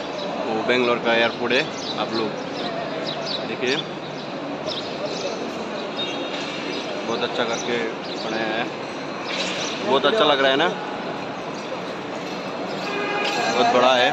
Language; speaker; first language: Hindi; non-native, local second language; Assamese